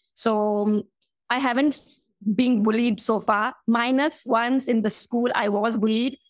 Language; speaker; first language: English; non-native, local second language; Hindi